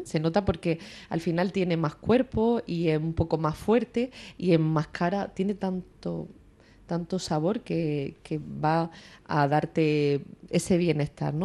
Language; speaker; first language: Spanish; native; Spanish